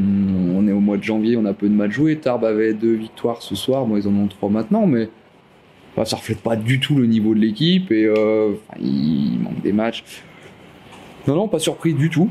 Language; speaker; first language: French; native; French